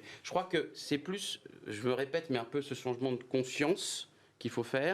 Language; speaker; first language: French; native; French